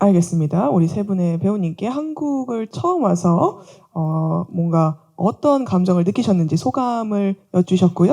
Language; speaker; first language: Korean; native; Korean